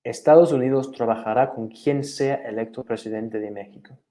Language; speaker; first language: Spanish; non-native, fluent; English